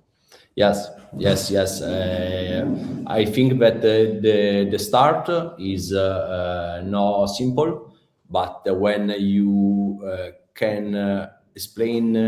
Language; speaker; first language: English; non-native, learner; Italian